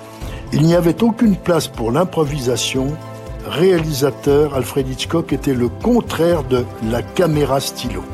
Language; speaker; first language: French; native; French